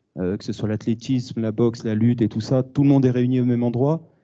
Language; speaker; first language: French; native; French